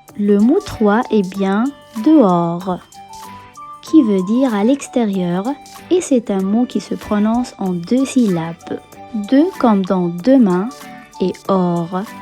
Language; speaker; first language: French; non-native, local second language; Arabic